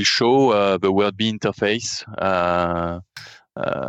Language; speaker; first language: English; non-native, fluent; French